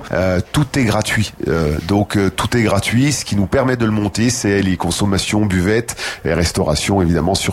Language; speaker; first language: French; native; French